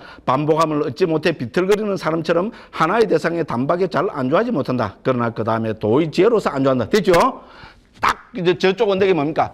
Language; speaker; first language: Korean; native; Korean